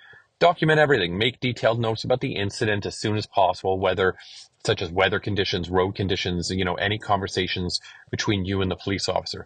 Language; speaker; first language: English; native; English